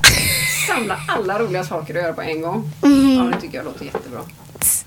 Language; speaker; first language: Swedish; native; Swedish